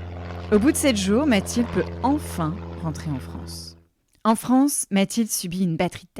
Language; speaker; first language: French; native; French